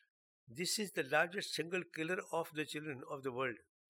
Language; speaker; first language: English; non-native, local second language; Urdu